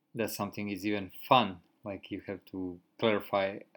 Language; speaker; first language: English; non-native, fluent; Croatian